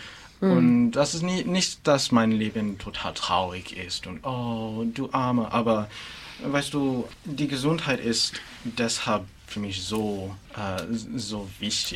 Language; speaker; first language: German; non-native, fluent; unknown